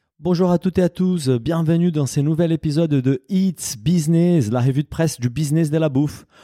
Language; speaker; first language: French; non-native, fluent; Portuguese